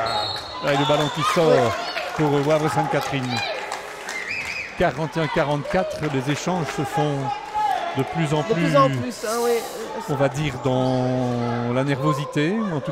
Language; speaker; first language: French; native; French